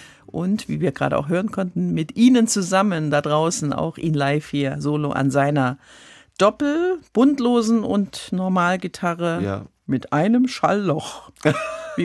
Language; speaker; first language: German; native; German